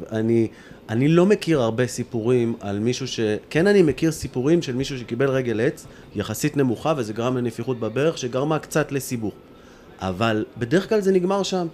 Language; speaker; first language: Hebrew; native; Hebrew